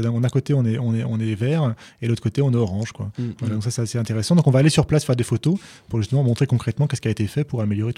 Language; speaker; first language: French; native; French